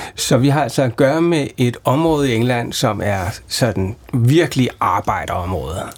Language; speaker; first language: Danish; native; Danish